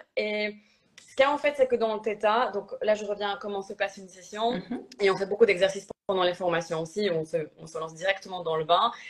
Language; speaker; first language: French; early bilingual, other home language; Polish